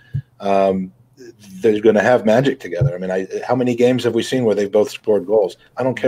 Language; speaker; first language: English; native; English